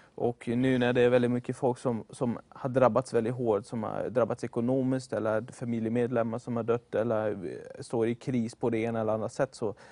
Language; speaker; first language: Swedish; non-native, fluent; German